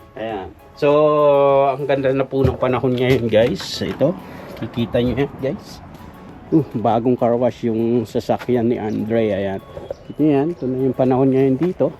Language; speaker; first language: Filipino; non-native, local second language; Bikol